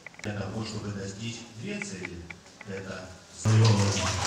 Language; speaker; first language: Russian; non-native, learner; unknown